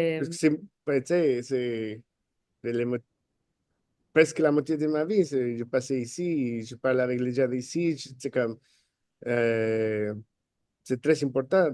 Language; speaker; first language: French; non-native, fluent; Spanish